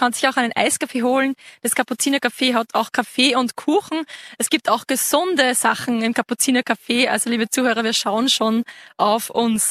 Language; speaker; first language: German; native; German